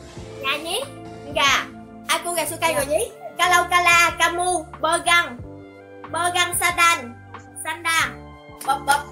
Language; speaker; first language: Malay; non-native, learner; Vietnamese